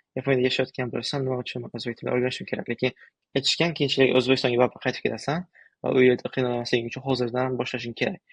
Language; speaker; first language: Uzbek; early bilingual, other home language; Tajik